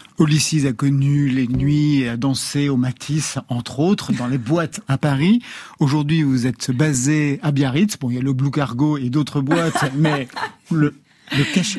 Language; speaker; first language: French; native; French